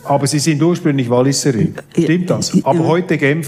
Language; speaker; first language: German; native; German